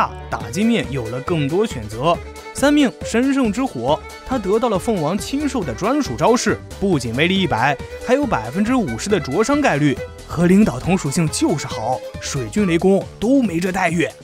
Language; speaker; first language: Chinese; native; Chinese